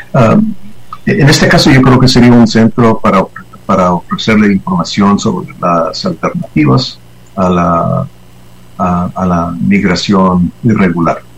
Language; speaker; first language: Spanish; non-native, fluent; English